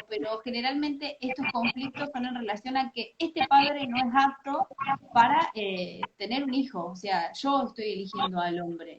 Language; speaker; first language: Spanish; native; Spanish